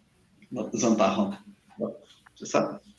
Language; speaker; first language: French; non-native, learner; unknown